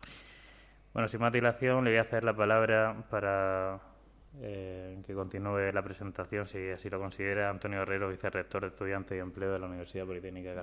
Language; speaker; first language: Spanish; native; Spanish